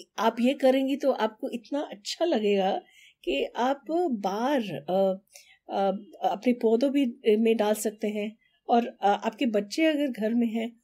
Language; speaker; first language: Hindi; non-native, local second language; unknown